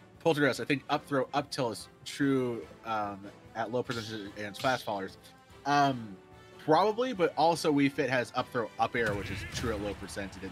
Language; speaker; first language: English; native; English